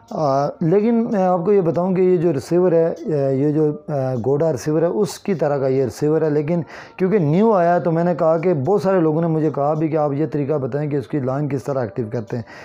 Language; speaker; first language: Urdu; non-native, local second language; Kashmiri